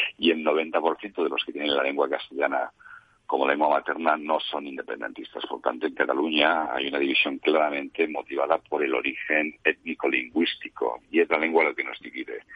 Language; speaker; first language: Spanish; non-native, local second language; Catalan